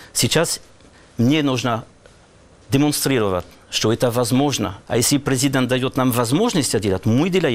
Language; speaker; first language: Russian; non-native, learner; French